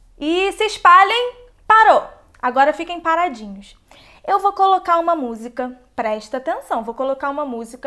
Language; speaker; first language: Portuguese; native; Portuguese